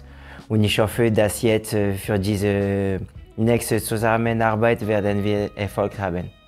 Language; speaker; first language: German; non-native, fluent; French